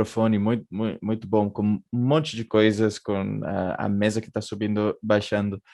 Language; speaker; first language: Portuguese; non-native, fluent; Spanish